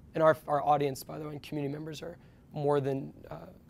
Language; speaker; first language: English; native; English